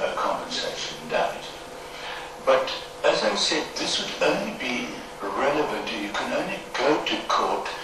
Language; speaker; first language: English; non-native, local second language; Afrikaans